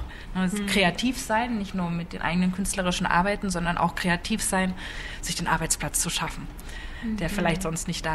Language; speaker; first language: German; native; German